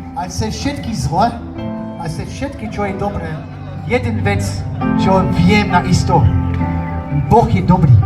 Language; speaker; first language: Slovak; non-native, learner; English